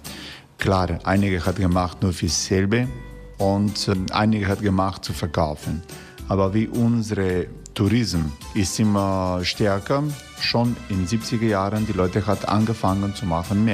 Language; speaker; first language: German; non-native, fluent; Croatian